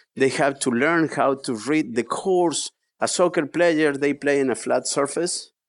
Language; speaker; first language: English; non-native, fluent; Spanish